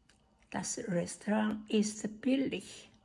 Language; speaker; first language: German; non-native, learner; Korean